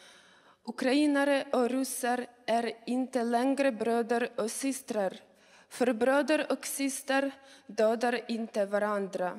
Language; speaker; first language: Swedish; non-native, learner; Ukrainian